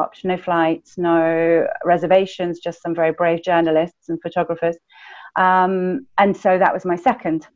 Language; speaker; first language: English; native; English